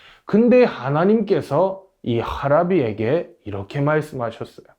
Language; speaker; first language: Korean; native; Korean